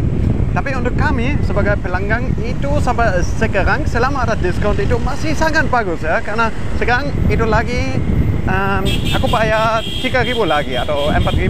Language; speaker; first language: Indonesian; non-native, fluent; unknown